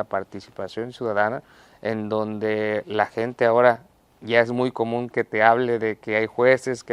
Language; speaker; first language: Spanish; native; Spanish